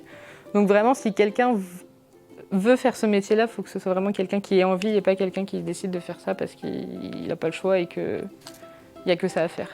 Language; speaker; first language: French; native; French